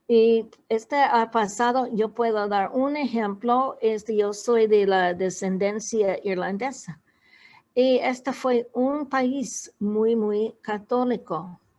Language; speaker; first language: Spanish; non-native, fluent; English